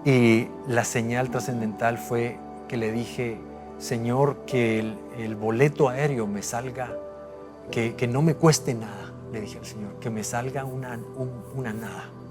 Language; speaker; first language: Spanish; native; Spanish